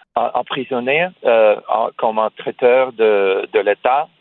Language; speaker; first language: French; non-native, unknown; Russian